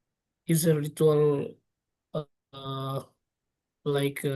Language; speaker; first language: English; non-native, local second language; Indonesian